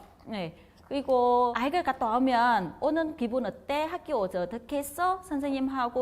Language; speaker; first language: Korean; non-native, learner; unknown